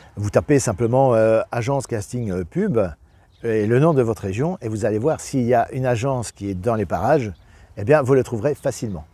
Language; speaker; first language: French; native; French